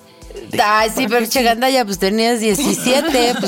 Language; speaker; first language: Spanish; native; Spanish